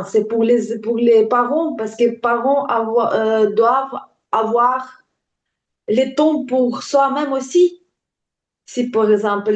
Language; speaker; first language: French; non-native, learner; Ukrainian